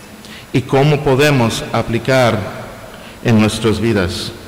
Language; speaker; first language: Spanish; non-native, fluent; English